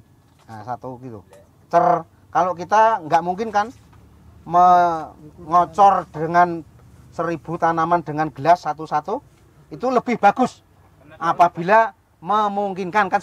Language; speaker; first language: Indonesian; non-native, local second language; Javanese